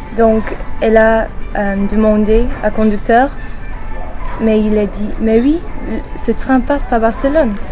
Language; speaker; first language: French; non-native, learner; English